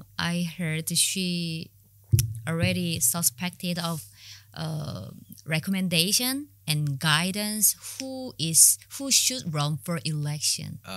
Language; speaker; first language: English; non-native, learner; Korean